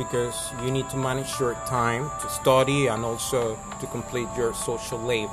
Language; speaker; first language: English; non-native, fluent; Spanish